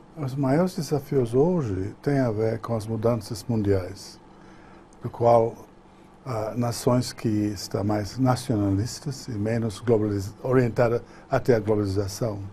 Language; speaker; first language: Portuguese; non-native, fluent; English